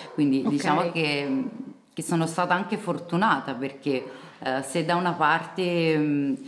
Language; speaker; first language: Italian; early bilingual, other home language; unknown